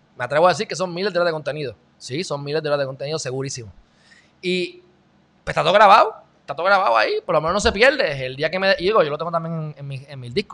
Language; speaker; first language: Spanish; native; Spanish